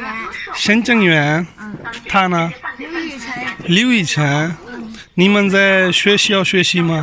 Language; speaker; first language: Chinese; non-native, learner; Punjabi